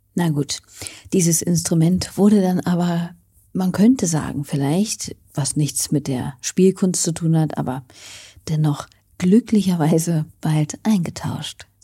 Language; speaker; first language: German; native; German